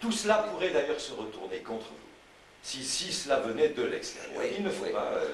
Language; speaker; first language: French; native; French